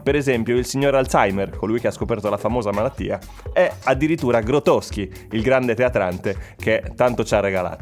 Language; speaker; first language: Italian; native; Italian